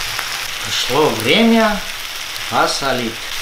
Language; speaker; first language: Russian; non-native, fluent; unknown